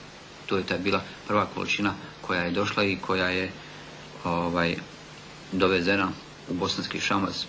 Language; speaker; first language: Bosnian; native; Bosnian